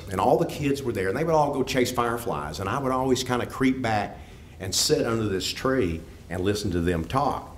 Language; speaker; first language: English; native; English